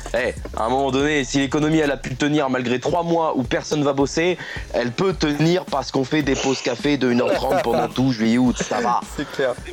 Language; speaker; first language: French; native; French